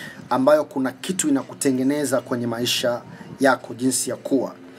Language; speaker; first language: Swahili; native; Swahili